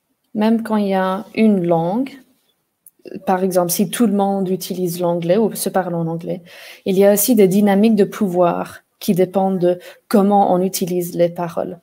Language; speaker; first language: French; non-native, fluent; English